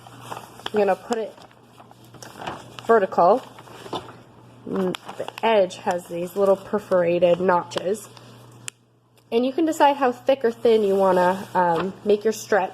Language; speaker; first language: English; native; English